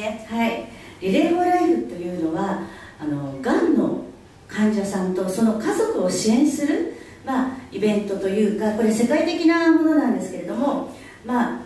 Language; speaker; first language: Japanese; native; Japanese